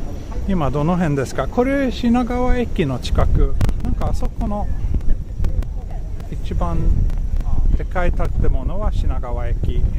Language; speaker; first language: Japanese; non-native, fluent; Swedish